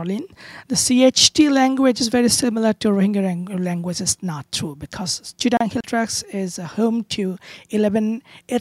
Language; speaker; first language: English; non-native, local second language; Bangla